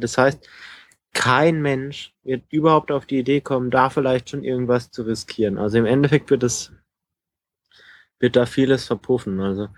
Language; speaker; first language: German; native; German